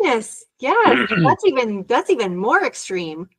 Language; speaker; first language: English; native; English